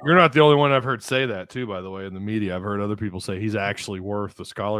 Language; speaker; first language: English; native; English